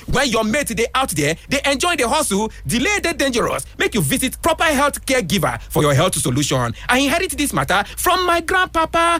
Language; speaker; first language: Nigerian Pidgin; native; Nigerian Pidgin